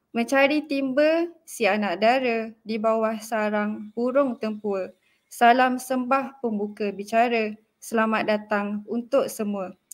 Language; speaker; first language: Malay; native; Malay